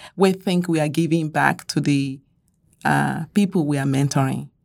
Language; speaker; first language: English; non-native, local second language; Yoruba